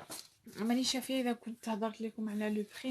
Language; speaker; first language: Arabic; native; Arabic